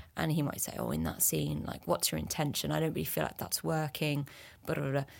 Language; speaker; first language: English; early bilingual, other home language; French